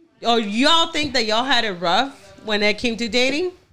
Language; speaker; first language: English; early bilingual, other home language; Spanish